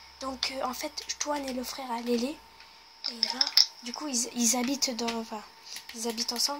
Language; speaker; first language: French; native; French